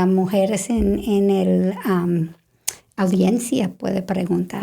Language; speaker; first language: Spanish; non-native, fluent; English